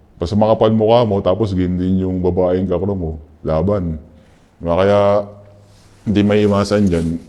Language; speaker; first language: Filipino; native; Filipino